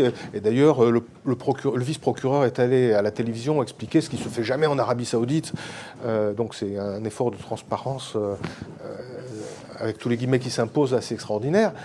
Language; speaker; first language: French; native; French